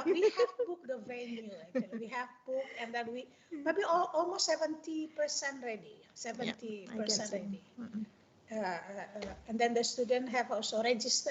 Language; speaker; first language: English; non-native, fluent; Indonesian